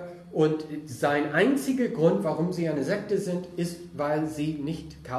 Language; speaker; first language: German; non-native, fluent; English